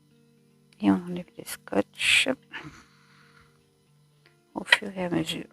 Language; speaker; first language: French; native; French